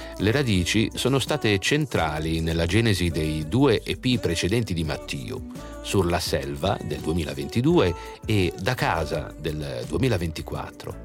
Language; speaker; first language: Italian; native; Italian